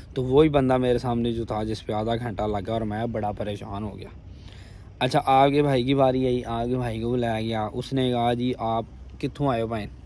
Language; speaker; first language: Urdu; non-native, local second language; Punjabi